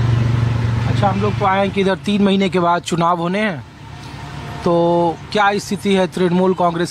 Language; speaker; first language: Hindi; native; Hindi